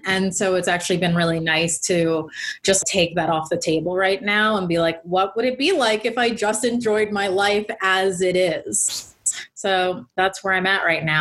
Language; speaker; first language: English; native; English